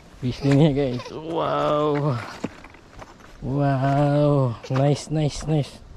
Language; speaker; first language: English; non-native, local second language; Filipino